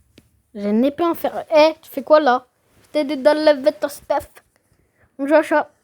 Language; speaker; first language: French; native; French